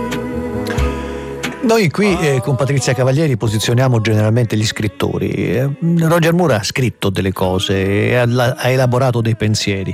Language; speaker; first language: Italian; native; Italian